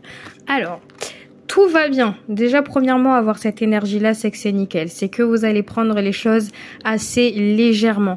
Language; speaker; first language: French; native; French